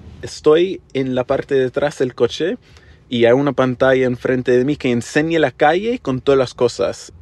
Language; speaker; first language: Spanish; non-native, fluent; English